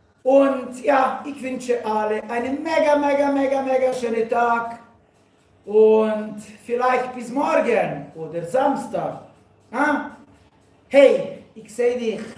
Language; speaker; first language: German; non-native, fluent; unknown